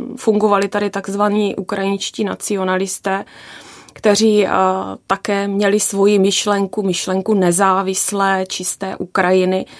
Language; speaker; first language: Czech; native; Czech